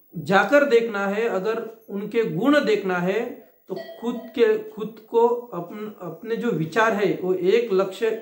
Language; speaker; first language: Hindi; non-native, local second language; Marathi